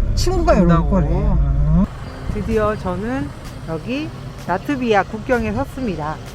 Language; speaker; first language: Korean; native; Korean